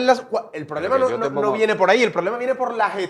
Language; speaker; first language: Spanish; native; Spanish